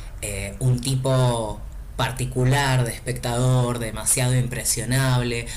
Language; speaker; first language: Spanish; native; Spanish